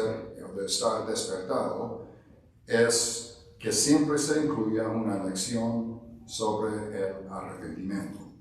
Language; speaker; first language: Spanish; non-native, fluent; English